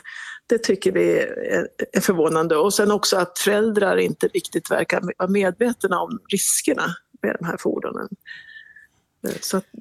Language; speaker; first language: Swedish; native; Swedish